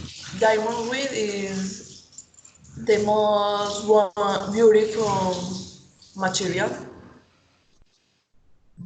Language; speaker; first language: English; non-native, learner; Spanish